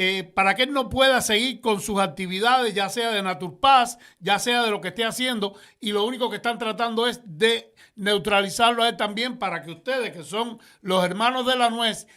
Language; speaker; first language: Spanish; native; Spanish